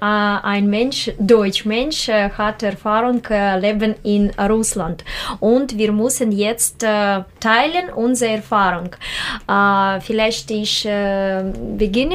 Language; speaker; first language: German; non-native, learner; Russian